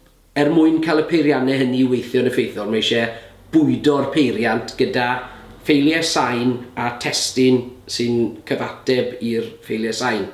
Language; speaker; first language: Welsh; native; Welsh